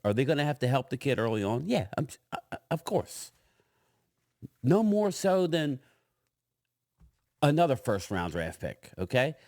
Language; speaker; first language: English; native; English